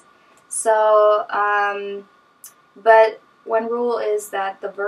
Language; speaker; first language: English; non-native, fluent; German